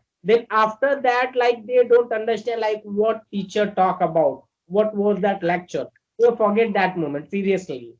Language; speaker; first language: English; non-native, learner; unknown